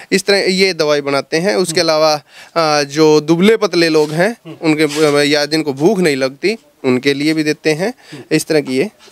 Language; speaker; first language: Hindi; native; Hindi